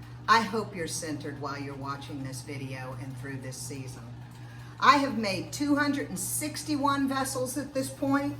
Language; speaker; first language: English; native; English